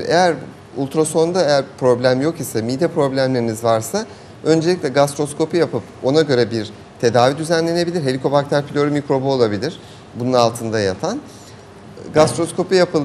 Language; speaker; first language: Turkish; native; Turkish